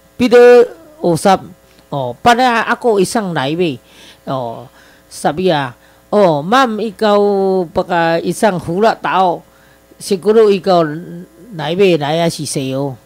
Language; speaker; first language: Filipino; non-native, learner; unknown